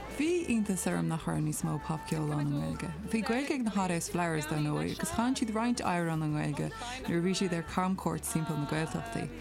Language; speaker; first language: Irish; non-native, fluent; French